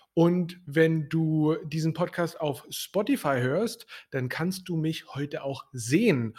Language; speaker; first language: German; native; German